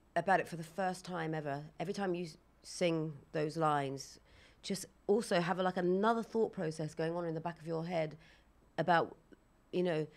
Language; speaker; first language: English; native; English